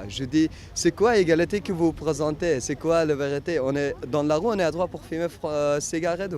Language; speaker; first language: French; non-native, learner; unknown